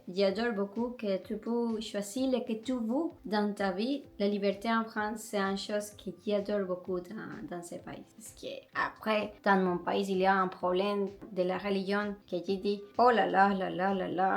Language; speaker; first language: French; non-native, learner; Spanish